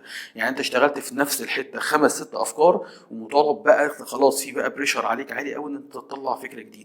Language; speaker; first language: Arabic; native; Arabic